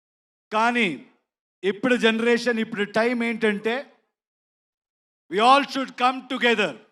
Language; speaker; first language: Telugu; non-native, learner; Kannada